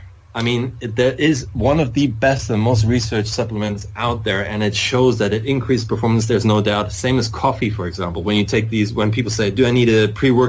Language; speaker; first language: English; non-native, fluent; German